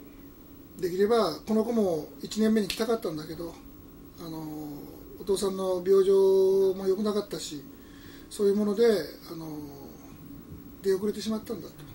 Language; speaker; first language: Japanese; native; Japanese